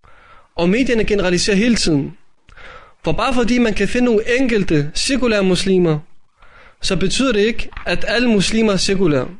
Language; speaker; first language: Danish; native; Danish